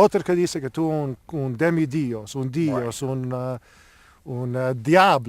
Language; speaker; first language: Spanish; non-native, learner; English